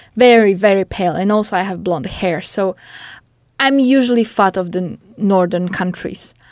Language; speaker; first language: English; non-native, fluent; Polish